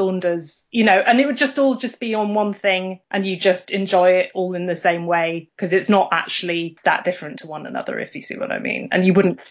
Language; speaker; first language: English; native; English